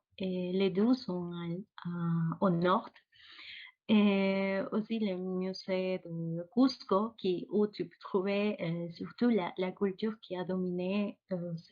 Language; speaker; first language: French; non-native, fluent; Spanish